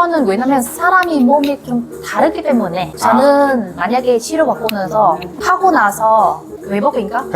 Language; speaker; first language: Korean; non-native, learner; Vietnamese